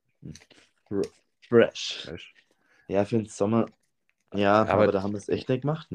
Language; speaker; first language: German; native; German